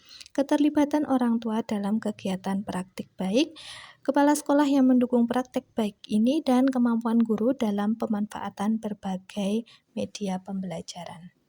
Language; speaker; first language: Indonesian; native; Indonesian